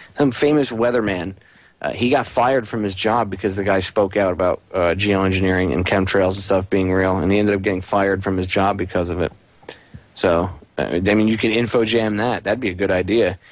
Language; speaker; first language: English; native; English